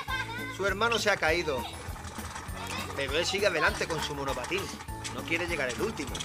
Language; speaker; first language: Spanish; native; Spanish